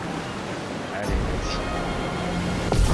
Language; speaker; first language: French; native; French